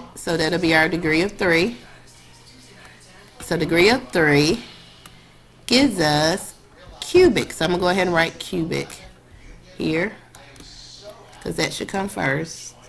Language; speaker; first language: English; native; English